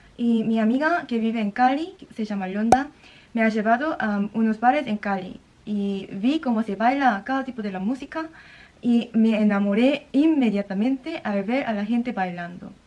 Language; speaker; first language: Spanish; non-native, fluent; Korean